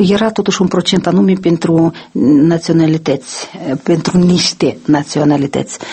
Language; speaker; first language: Romanian; non-native, local second language; Russian